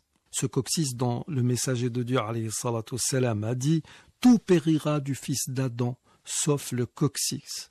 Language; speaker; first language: French; non-native, local second language; Arabic